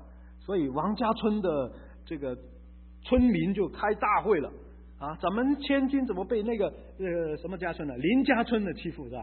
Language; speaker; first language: Chinese; native; Chinese